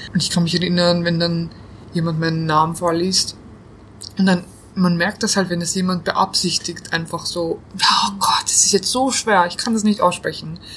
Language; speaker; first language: German; early bilingual, other home language; Bosnian